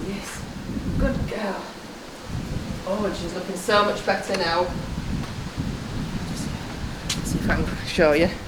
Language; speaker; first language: English; native; English